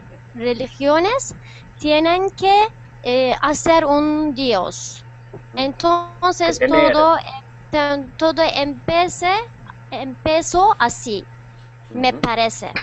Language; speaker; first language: Spanish; non-native, learner; Turkish